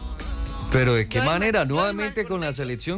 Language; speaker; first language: Spanish; native; Spanish